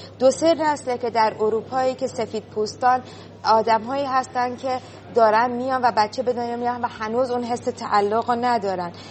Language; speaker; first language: Persian; native; Persian